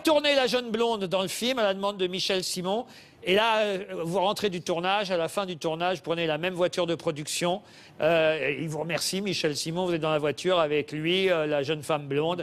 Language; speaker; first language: French; native; French